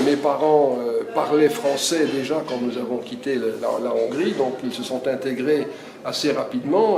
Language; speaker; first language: French; early bilingual, other home language; Hungarian